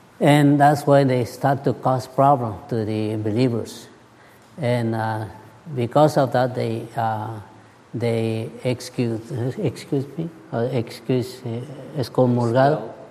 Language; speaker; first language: English; non-native, learner; Spanish